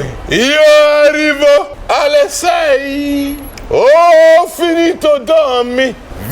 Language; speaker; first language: Italian; non-native, learner; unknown